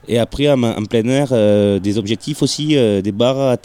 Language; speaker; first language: French; native; French